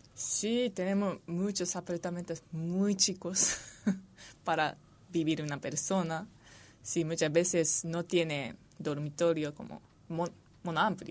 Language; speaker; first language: Spanish; non-native, fluent; Japanese